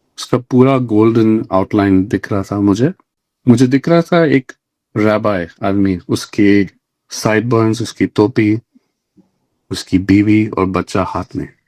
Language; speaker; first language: Hindi; non-native, local second language; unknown